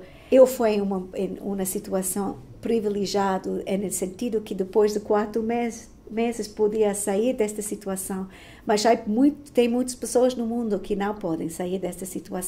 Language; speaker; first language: Portuguese; non-native, fluent; Spanish